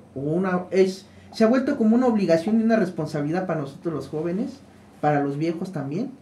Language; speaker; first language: Spanish; native; Spanish